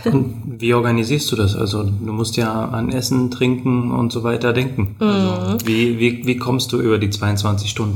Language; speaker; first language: German; native; German